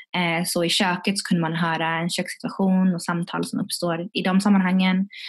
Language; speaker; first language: Swedish; early bilingual, other home language; Tigrinya